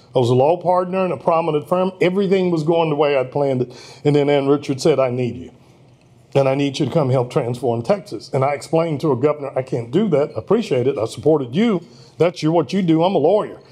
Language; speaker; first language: English; native; English